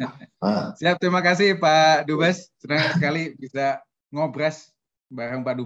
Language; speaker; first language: Indonesian; native; Indonesian